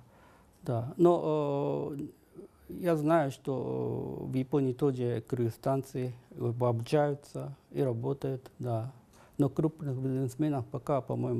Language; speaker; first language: Russian; non-native, fluent; Japanese